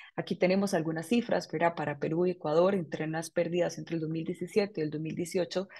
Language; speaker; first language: Spanish; native; Spanish